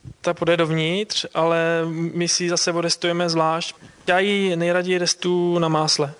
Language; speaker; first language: Czech; native; Czech